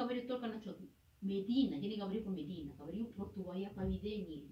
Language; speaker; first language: Russian; non-native, fluent; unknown